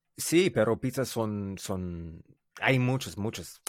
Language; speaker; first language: Spanish; non-native, learner; English